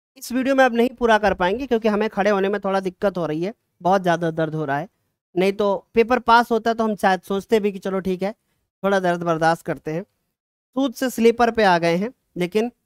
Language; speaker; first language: Hindi; native; Hindi